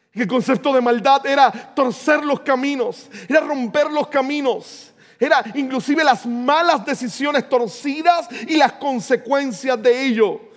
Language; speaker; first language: Spanish; native; Spanish